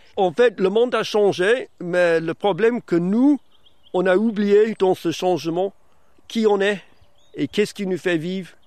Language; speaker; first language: French; non-native, fluent; German